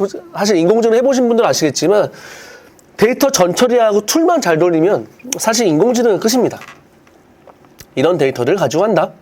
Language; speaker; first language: Korean; native; Korean